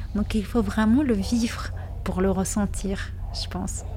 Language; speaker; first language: French; non-native, fluent; Lithuanian